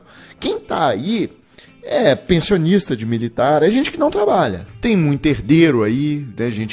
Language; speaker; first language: Portuguese; native; Portuguese